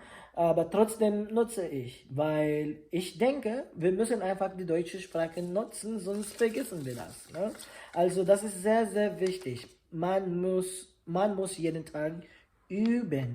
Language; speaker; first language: German; non-native, fluent; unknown